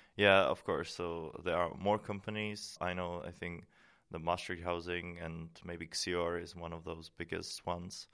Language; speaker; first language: English; non-native, fluent; Czech